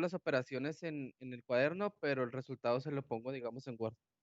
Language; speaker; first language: Spanish; native; Spanish